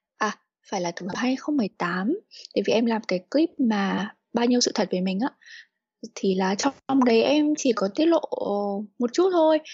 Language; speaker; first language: Vietnamese; native; Vietnamese